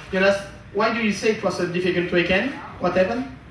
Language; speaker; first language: English; non-native, fluent; French